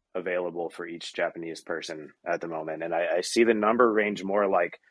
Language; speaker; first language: English; native; English